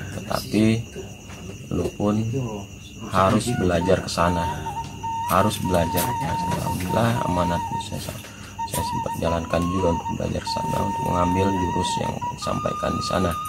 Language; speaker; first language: Indonesian; native; Indonesian